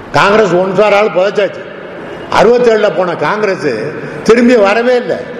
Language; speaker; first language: Tamil; native; Tamil